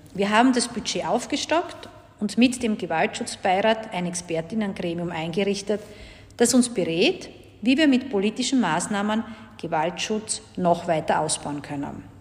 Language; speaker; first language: German; native; German